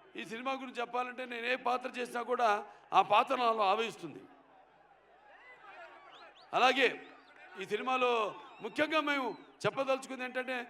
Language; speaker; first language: Telugu; native; Telugu